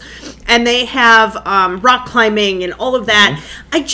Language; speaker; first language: English; native; English